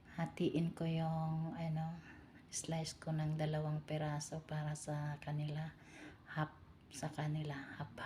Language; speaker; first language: Filipino; native; Filipino